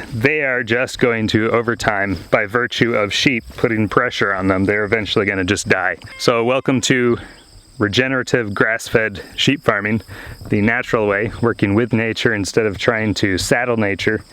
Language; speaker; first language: English; native; English